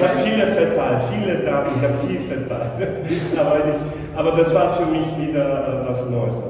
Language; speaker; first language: German; non-native, fluent; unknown